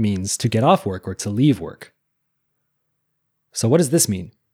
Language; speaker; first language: English; native; English